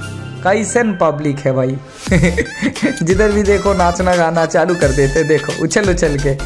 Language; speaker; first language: Hindi; non-native, local second language; Bangla